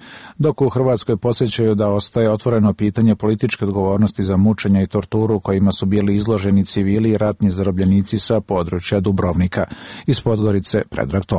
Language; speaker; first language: Serbian; native; Serbian